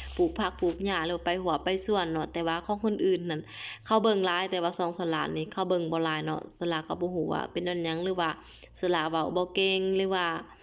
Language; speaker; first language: Lao; non-native, local second language; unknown